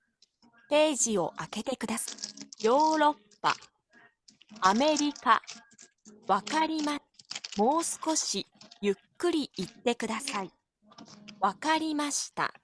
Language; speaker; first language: Japanese; non-native, learner; Filipino